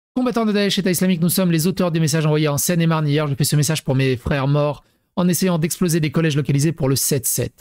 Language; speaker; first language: French; native; French